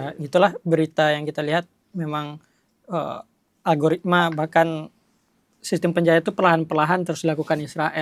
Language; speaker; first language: Indonesian; native; Indonesian